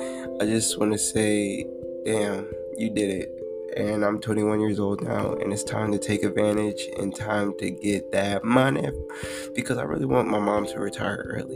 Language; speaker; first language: English; native; English